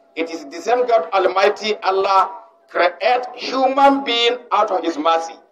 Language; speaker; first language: English; non-native, local second language; Hausa